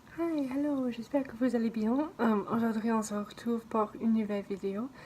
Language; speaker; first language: French; non-native, learner; English